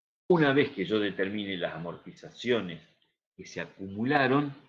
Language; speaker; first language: Spanish; native; Spanish